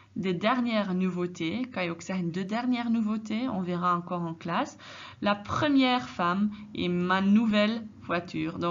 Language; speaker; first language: French; non-native, fluent; Dutch